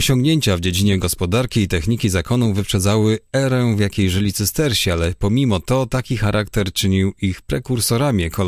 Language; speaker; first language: Polish; native; Polish